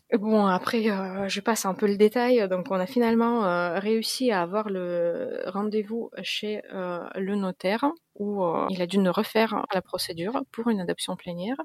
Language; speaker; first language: French; non-native, fluent; Russian